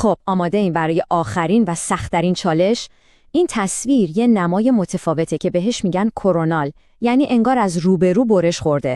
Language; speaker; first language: Persian; native; Persian